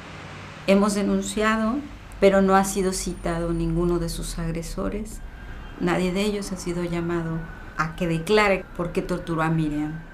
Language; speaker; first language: Spanish; native; Spanish